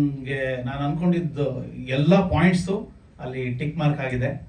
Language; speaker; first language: Kannada; native; Kannada